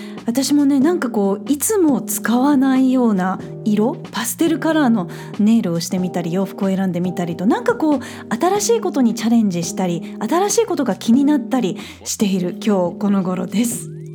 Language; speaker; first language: Japanese; native; Japanese